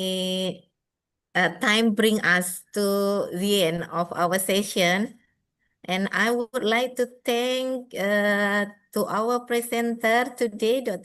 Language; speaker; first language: English; non-native, fluent; Indonesian